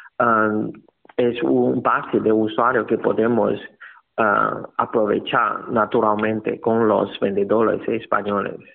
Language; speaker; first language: Spanish; non-native, learner; Chinese